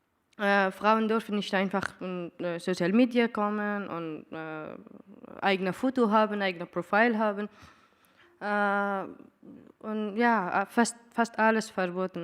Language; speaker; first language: German; non-native, learner; Persian